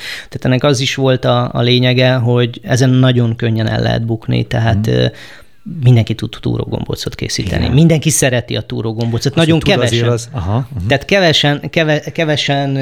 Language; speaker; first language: Hungarian; native; Hungarian